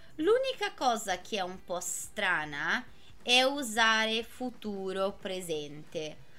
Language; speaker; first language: Italian; non-native, fluent; Portuguese